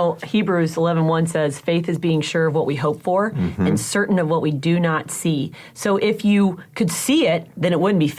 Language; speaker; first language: English; native; English